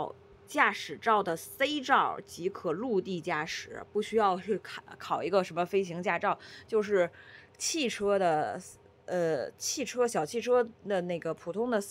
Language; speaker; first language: Chinese; native; Chinese